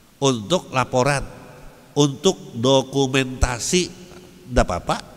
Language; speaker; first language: Indonesian; non-native, local second language; Banjar